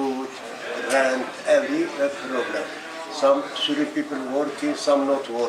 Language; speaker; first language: English; non-native, learner; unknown